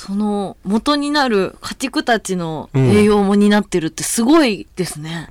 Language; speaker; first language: Japanese; native; Japanese